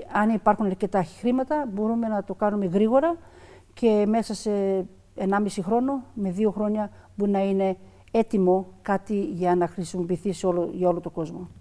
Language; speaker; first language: Greek; early bilingual, other home language; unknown